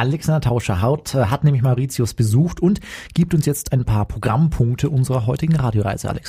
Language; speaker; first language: German; native; German